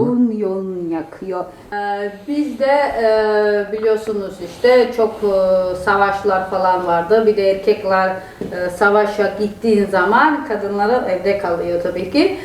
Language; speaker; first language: Turkish; non-native, fluent; Georgian